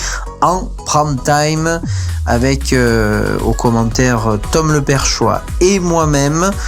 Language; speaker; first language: French; native; French